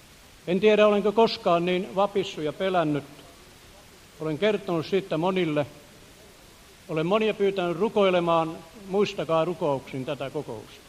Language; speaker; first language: Finnish; native; Finnish